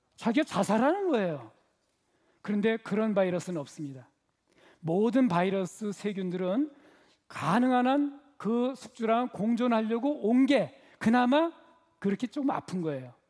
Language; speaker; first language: Korean; native; Korean